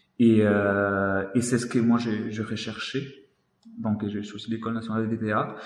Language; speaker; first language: French; non-native, fluent; Spanish